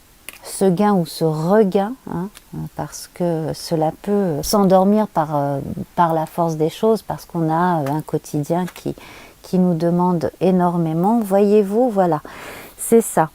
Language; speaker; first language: French; native; French